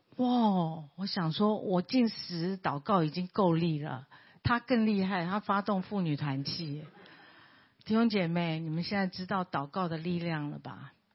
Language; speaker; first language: Chinese; native; Chinese